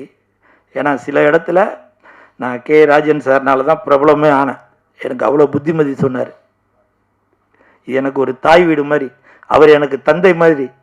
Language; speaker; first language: Tamil; native; Tamil